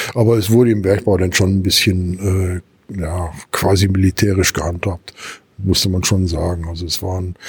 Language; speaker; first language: German; native; German